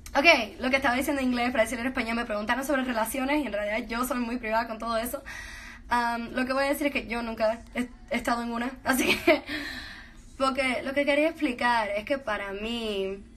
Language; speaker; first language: Spanish; early bilingual, heritage; Spanish